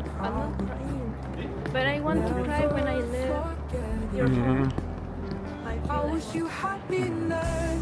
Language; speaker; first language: English; non-native, learner; Spanish